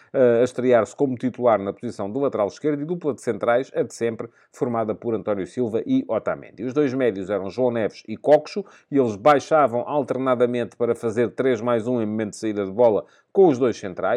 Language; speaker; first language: Portuguese; native; Portuguese